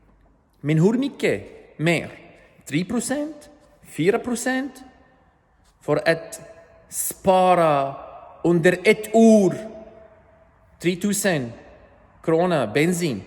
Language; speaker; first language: Swedish; non-native, learner; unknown